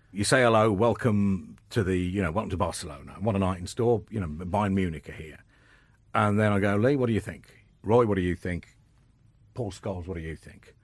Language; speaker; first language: English; native; English